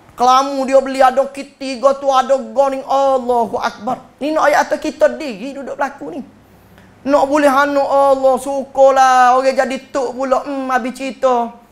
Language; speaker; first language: Malay; native; Malay